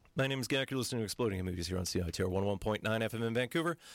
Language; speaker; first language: English; native; English